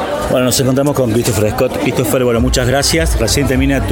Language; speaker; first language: Spanish; native; Spanish